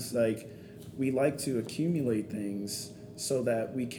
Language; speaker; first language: English; native; English